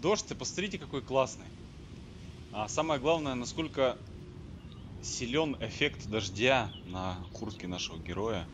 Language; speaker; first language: Russian; native; Russian